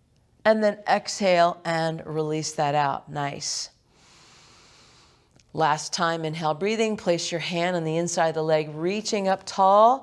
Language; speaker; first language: English; native; English